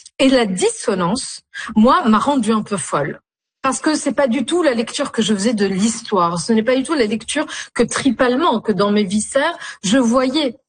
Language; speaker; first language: French; non-native, local second language; Arabic